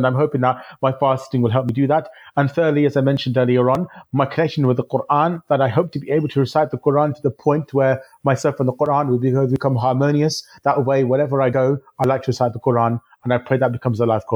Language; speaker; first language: English; native; English